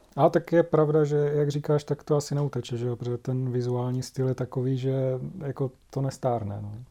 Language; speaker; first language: Czech; native; Czech